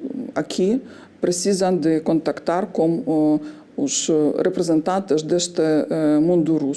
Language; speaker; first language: Portuguese; non-native, fluent; Ukrainian